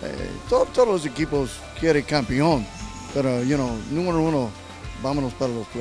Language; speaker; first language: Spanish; non-native, learner; English